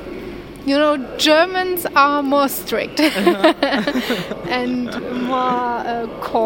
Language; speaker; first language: English; non-native, learner; Turkish